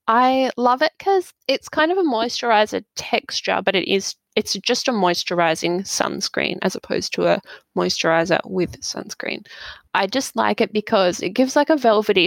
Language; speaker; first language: English; native; English